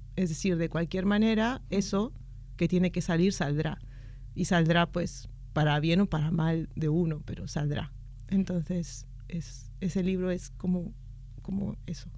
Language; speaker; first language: Spanish; native; Spanish